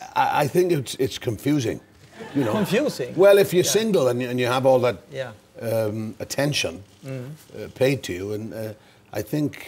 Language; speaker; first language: English; native; English